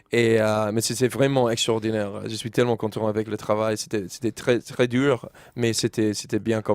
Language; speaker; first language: French; non-native, learner; English